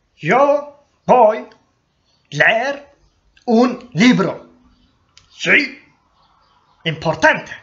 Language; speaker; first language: Spanish; non-native, learner; Turkish